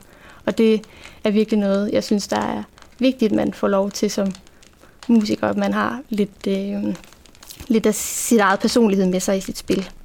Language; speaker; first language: Danish; native; Danish